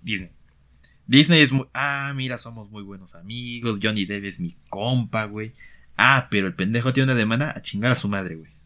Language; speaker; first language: Spanish; native; Spanish